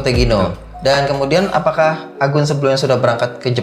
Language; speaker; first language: Indonesian; native; Indonesian